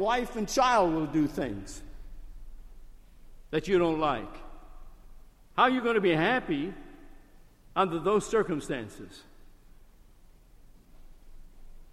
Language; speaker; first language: English; native; English